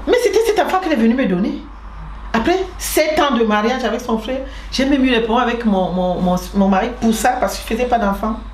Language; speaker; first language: French; non-native, local second language; Basaa